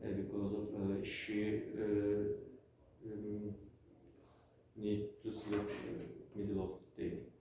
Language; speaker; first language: English; non-native, learner; Turkish